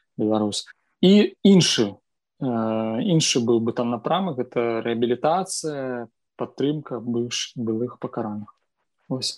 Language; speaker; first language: Belarusian; non-native, local second language; Russian